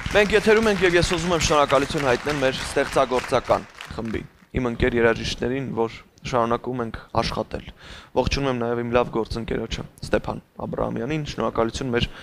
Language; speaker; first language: Armenian; native; Armenian